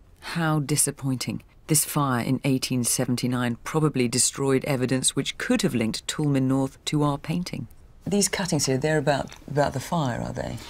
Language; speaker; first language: English; native; English